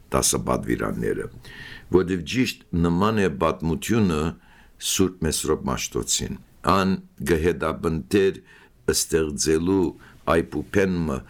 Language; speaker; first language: Armenian; early bilingual, heritage; Armenian